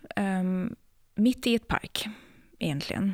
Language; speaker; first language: Swedish; non-native, fluent; Ukrainian